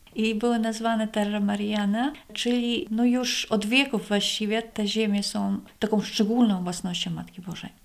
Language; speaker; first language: Polish; non-native, fluent; Latvian